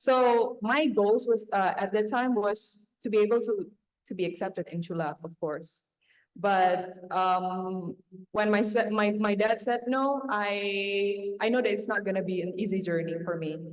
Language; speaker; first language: English; non-native, fluent; Thai